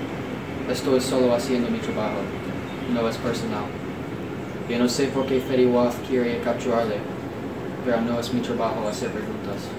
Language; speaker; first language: Spanish; non-native, learner; English